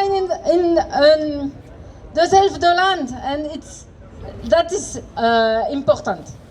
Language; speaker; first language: Dutch; non-native, local second language; French